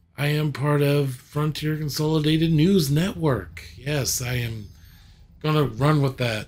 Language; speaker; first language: English; native; English